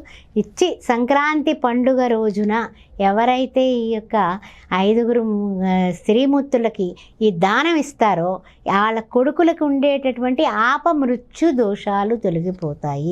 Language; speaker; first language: Telugu; native; Telugu